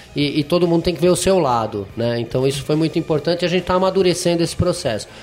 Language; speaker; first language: Portuguese; non-native, fluent; French